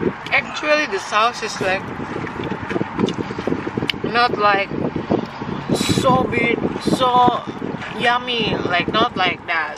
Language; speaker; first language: English; non-native, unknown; Indonesian